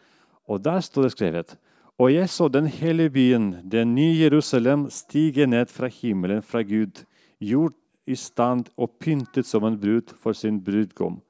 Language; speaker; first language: Norwegian; non-native, fluent; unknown